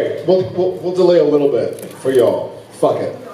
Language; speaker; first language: English; native; English